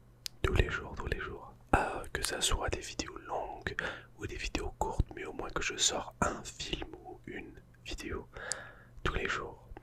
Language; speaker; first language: French; non-native, fluent; English